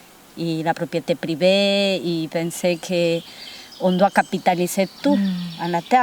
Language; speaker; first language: French; non-native, fluent; Spanish